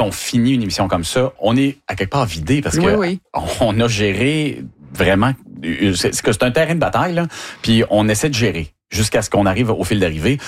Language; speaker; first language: French; native; French